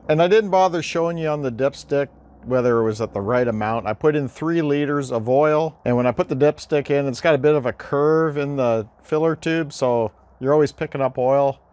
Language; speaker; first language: English; native; English